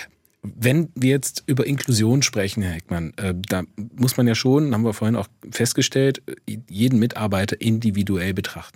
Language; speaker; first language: German; native; German